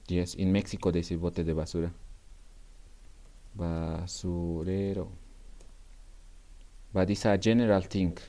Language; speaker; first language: English; non-native, fluent; Spanish